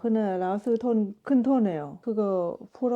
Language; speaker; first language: Korean; non-native, learner; Lao